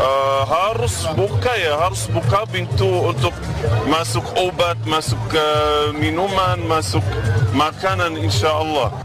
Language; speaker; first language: Indonesian; non-native, learner; Arabic